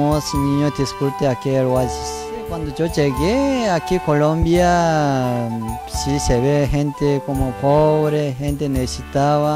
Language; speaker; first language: Spanish; non-native, learner; Korean